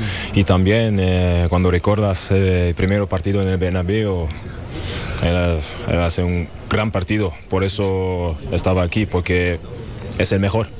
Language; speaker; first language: Spanish; non-native, learner; German